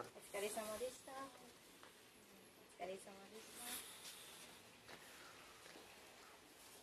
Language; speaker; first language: Japanese; native; Japanese